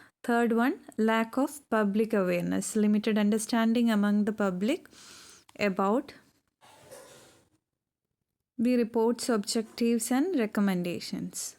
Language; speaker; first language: English; non-native, local second language; Malayalam